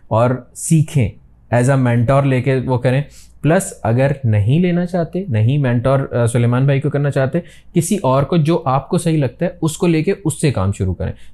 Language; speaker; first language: Urdu; native; Urdu